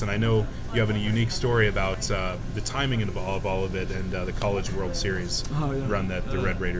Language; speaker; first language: English; native; English